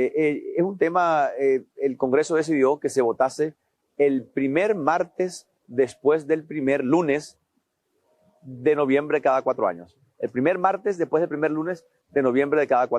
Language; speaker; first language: Spanish; native; Spanish